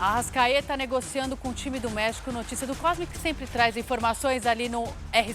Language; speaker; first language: Portuguese; native; Portuguese